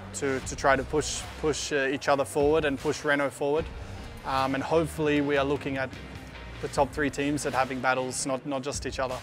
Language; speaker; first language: English; native; English